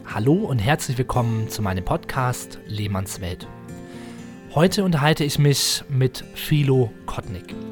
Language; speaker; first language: German; native; German